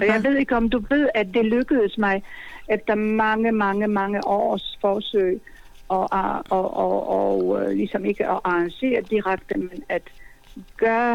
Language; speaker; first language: Danish; non-native, fluent; Polish